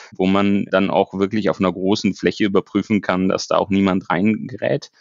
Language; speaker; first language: German; native; German